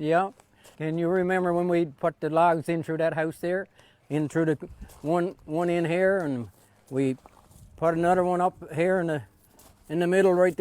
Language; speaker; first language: English; native; English